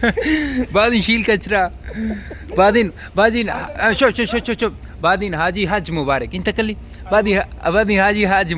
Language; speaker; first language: Arabic; non-native, learner; Punjabi